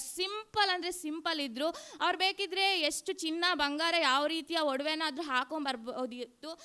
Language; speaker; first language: Kannada; non-native, local second language; Tulu